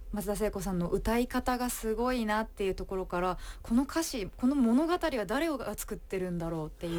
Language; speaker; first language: Japanese; native; Japanese